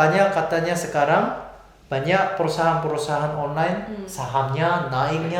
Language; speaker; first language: Indonesian; non-native, fluent; Korean